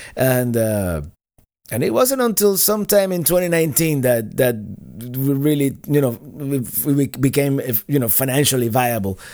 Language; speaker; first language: English; non-native, fluent; Spanish